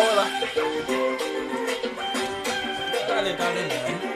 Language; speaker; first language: Spanish; non-native, learner; Haitian Creole